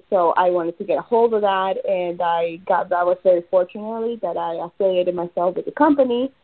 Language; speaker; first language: English; early bilingual, other home language; Spanish